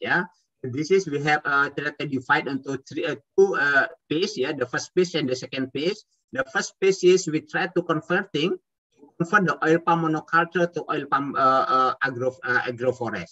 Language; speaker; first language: English; non-native, fluent; Indonesian